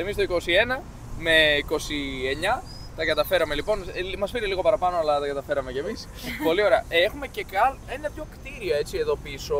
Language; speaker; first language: Greek; native; Greek